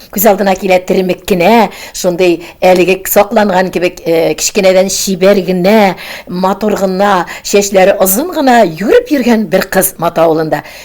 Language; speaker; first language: Tatar; native; Tatar